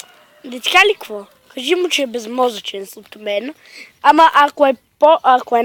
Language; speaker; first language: Bulgarian; native; Bulgarian